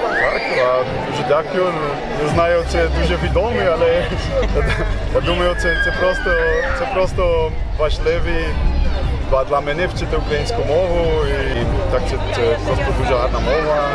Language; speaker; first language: Ukrainian; non-native, learner; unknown